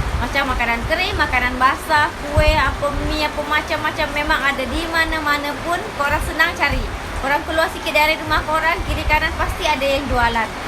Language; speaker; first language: Malay; native; Malay